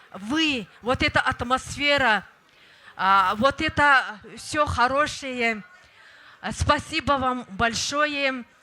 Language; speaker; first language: Russian; non-native, local second language; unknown